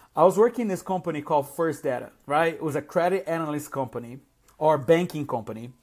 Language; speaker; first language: English; non-native, fluent; Portuguese